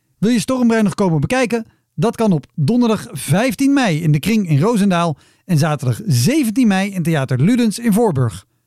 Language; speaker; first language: Dutch; native; Dutch